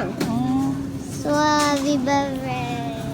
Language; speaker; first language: Swedish; early bilingual, other home language; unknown